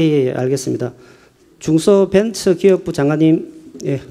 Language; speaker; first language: Korean; native; Korean